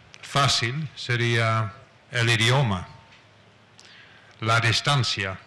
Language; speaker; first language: Spanish; non-native, fluent; Dutch